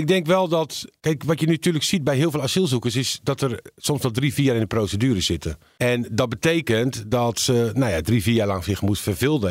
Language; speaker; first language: Dutch; native; Dutch